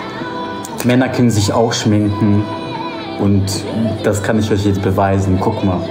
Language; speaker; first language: German; non-native, fluent; Polish